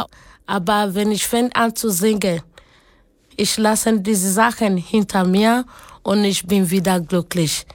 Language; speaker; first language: German; non-native, learner; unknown